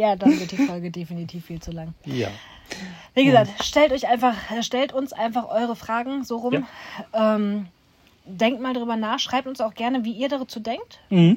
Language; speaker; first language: German; native; German